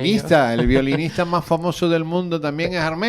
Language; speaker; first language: Spanish; native; Spanish